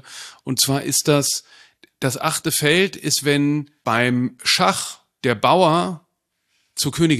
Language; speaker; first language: German; native; German